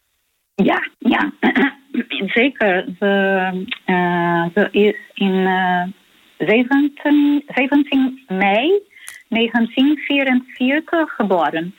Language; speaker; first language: Dutch; non-native, learner; Portuguese